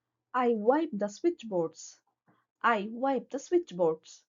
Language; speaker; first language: English; non-native, local second language; Kannada